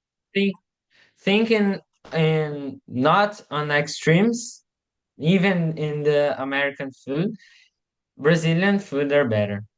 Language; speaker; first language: English; non-native, learner; Portuguese